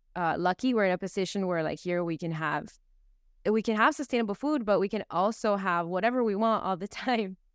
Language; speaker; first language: English; early bilingual, other home language; Spanish